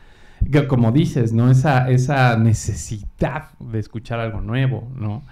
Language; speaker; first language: Spanish; native; Spanish